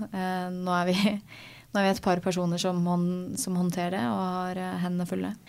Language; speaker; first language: Norwegian; native; Norwegian